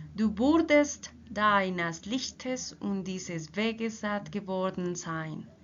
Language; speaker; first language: German; non-native, learner; Spanish